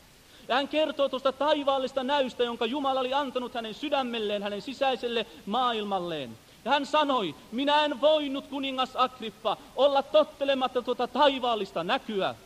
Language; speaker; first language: Finnish; native; Finnish